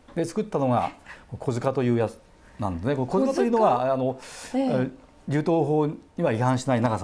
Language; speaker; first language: Japanese; native; Japanese